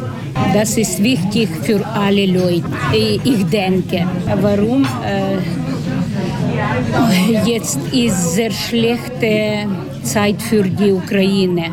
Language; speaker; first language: German; non-native, learner; Ukrainian